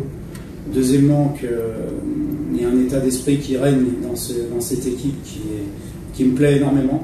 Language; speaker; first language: French; native; French